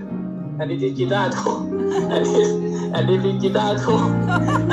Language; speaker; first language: English; non-native, learner; Thai